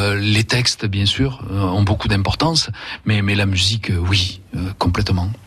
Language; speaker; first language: French; early bilingual, other home language; Spanish